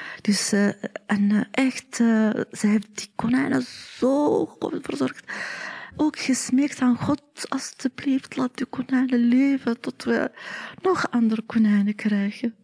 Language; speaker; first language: Dutch; non-native, learner; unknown